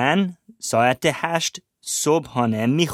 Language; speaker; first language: Persian; non-native, learner; English